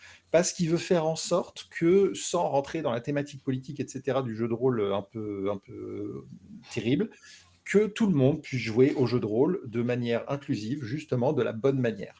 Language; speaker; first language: French; native; French